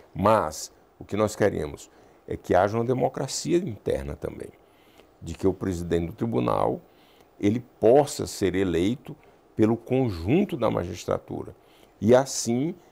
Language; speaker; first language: Portuguese; native; Portuguese